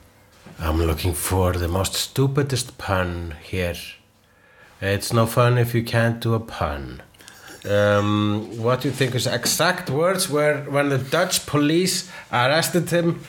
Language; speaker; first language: English; non-native, fluent; Icelandic